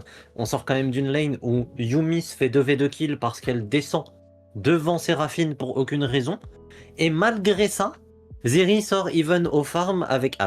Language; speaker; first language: French; native; French